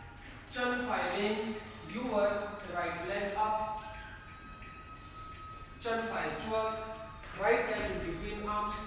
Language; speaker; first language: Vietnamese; non-native, learner; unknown